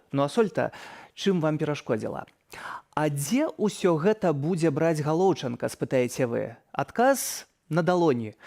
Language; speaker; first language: Belarusian; native; Belarusian